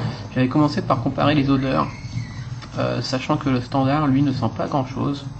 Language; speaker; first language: French; native; French